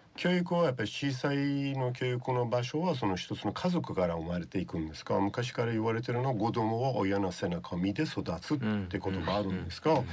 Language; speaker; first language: Japanese; non-native, fluent; Persian